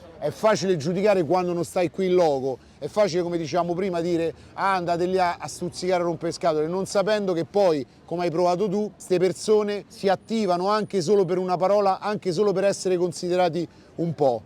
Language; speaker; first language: Italian; native; Italian